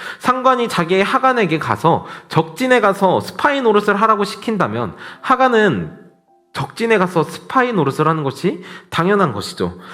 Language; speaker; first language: Korean; native; Korean